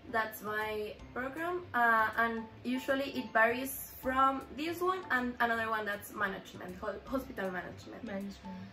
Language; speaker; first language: English; non-native, fluent; Spanish